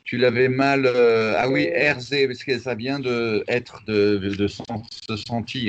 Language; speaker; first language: French; native; French